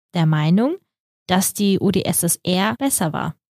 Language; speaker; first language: German; early bilingual, other home language; Russian